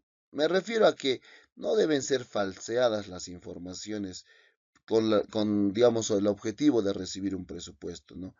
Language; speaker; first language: Spanish; native; Spanish